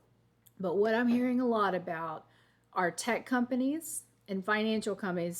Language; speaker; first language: English; native; English